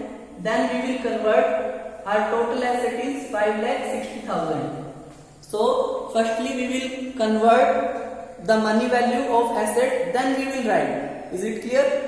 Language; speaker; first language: English; non-native, local second language; Hindi